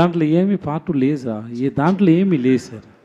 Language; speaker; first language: Telugu; non-native, learner; Tamil